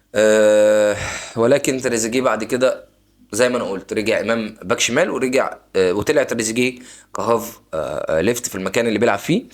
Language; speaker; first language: Egyptian Arabic; native; Egyptian Arabic